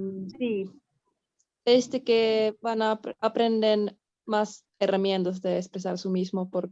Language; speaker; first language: Spanish; non-native, fluent; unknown